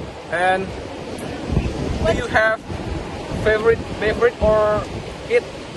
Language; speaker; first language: English; non-native, learner; Indonesian